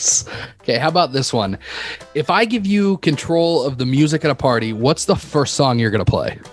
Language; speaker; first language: English; native; English